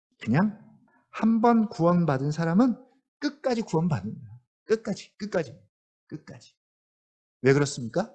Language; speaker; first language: Korean; native; Korean